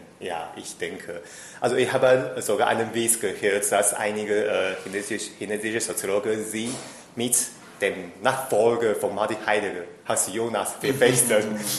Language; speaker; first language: German; non-native, fluent; Chinese